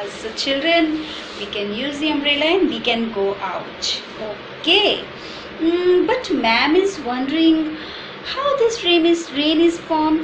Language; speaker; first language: English; non-native, local second language; Hindi